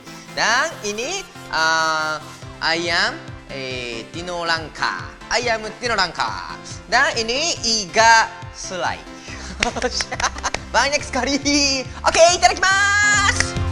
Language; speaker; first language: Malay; non-native, learner; Japanese